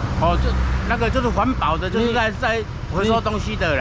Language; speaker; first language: Chinese; native; Chinese